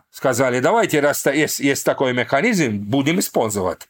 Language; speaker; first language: Russian; non-native, fluent; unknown